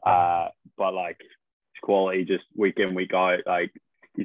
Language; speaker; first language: English; native; English